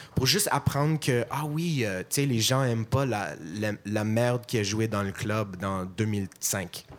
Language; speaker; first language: French; non-native, fluent; English